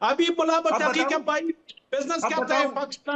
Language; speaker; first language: Hindi; non-native, fluent; Pashto